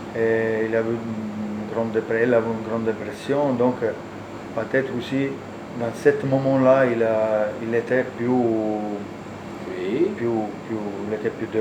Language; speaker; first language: French; non-native, learner; Italian